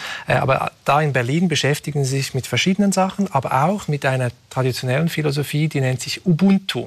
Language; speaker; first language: German; native; German